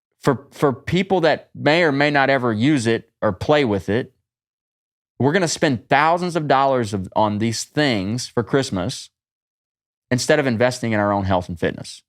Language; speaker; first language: English; native; English